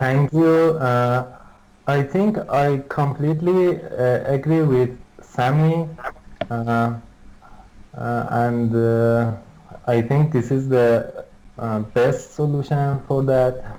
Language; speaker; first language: English; non-native, learner; Persian